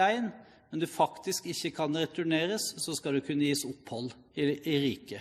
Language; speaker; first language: Norwegian; native; Norwegian